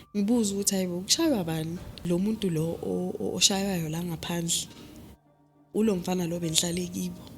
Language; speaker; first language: Zulu; native; Zulu